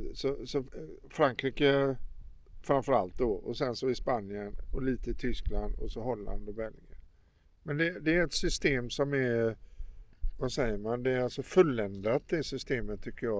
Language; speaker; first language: Swedish; native; Swedish